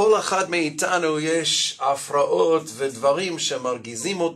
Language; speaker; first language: Hebrew; non-native, fluent; English